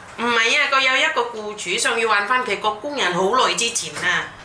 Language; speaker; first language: Cantonese; non-native, fluent; Indonesian